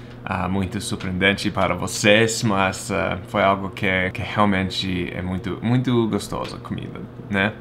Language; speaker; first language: Portuguese; non-native, fluent; English